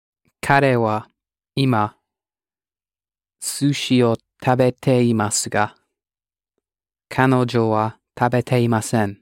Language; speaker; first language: Japanese; non-native, learner; English